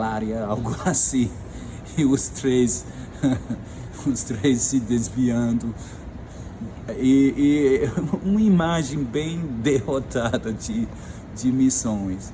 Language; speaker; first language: Portuguese; non-native, fluent; English